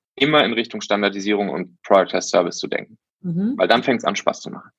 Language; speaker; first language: German; native; German